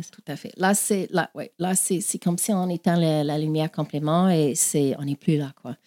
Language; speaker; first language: French; non-native, fluent; English